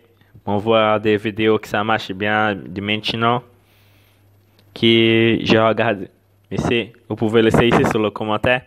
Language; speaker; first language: French; non-native, learner; Portuguese